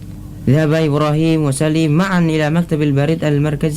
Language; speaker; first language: Arabic; non-native, learner; Indonesian